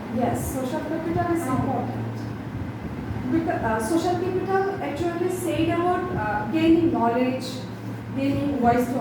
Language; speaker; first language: English; non-native, fluent; Bangla